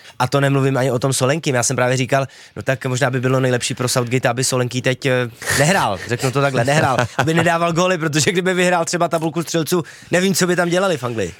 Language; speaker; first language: Czech; native; Czech